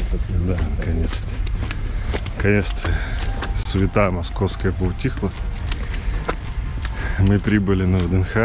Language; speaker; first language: Russian; native; Russian